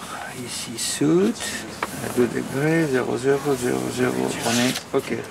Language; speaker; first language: French; non-native, fluent; Spanish